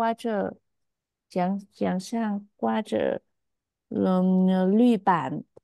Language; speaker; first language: Chinese; non-native, learner; Vietnamese